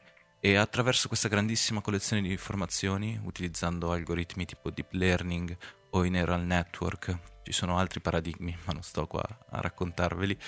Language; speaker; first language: Italian; native; Italian